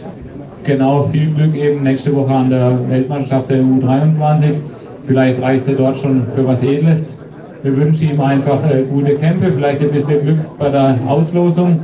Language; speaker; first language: German; native; German